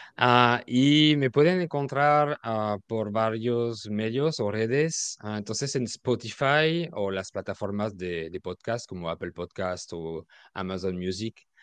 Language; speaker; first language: Spanish; non-native, fluent; French